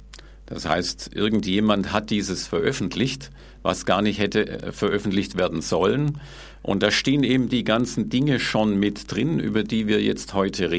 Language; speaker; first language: German; native; German